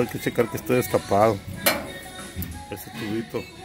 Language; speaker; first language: Spanish; native; Spanish